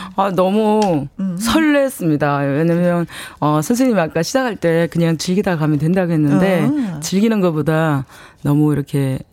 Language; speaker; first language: Korean; native; Korean